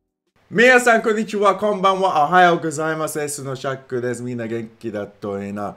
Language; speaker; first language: Japanese; non-native, learner; English